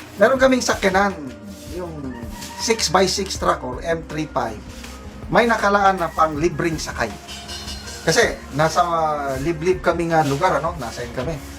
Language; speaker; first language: Filipino; non-native, local second language; Cebuano